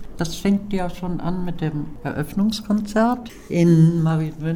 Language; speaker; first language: German; native; German